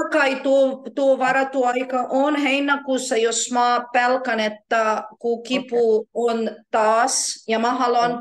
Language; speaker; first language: Finnish; non-native, learner; Ukrainian